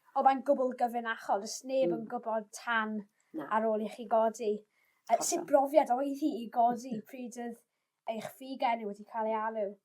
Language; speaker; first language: Welsh; non-native, local second language; English